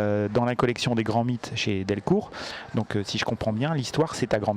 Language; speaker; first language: French; native; French